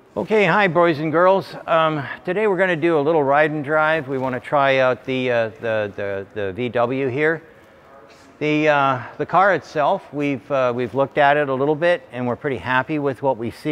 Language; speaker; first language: English; native; English